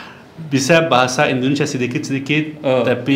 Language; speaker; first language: Indonesian; non-native, learner; Persian